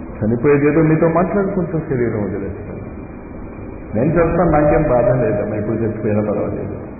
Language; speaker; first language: Telugu; non-native, fluent; Hindi